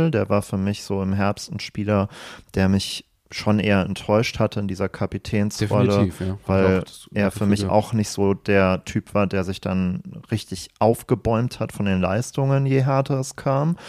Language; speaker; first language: German; native; German